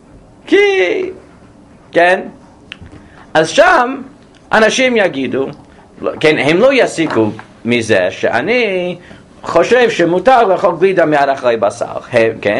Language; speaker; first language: Hebrew; non-native, fluent; English